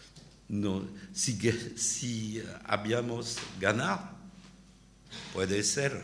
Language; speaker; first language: Spanish; non-native, learner; French